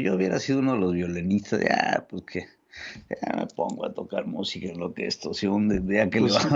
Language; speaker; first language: Spanish; native; Spanish